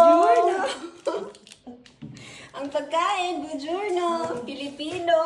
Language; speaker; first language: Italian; non-native, learner; Filipino